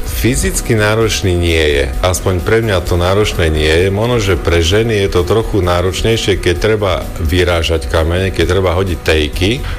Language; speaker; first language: Slovak; native; Slovak